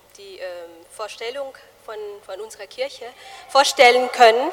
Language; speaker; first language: German; non-native, fluent; Malagasy